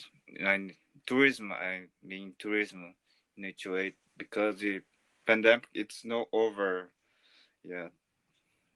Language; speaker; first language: English; non-native, learner; Portuguese